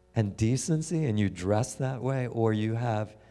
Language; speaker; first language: English; native; English